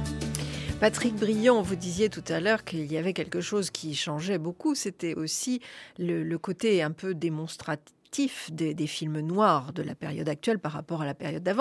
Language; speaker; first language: French; native; French